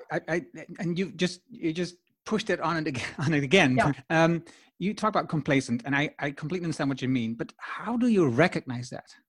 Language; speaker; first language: English; non-native, fluent; Dutch